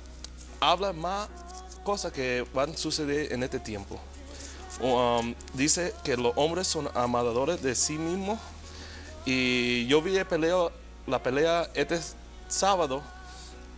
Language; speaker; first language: Spanish; early bilingual, heritage; Spanish